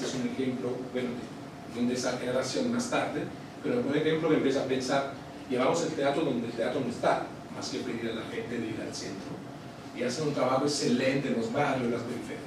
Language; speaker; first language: Spanish; non-native, fluent; Italian